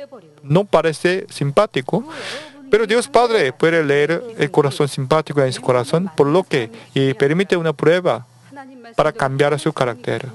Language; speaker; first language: Spanish; non-native, learner; Korean